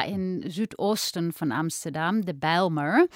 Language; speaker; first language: German; non-native, fluent; Dutch